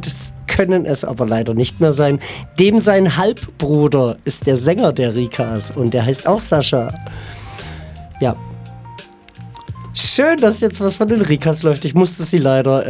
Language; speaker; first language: German; native; German